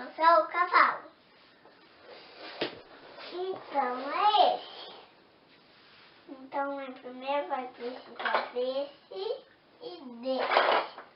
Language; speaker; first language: Portuguese; early bilingual, heritage; Portuguese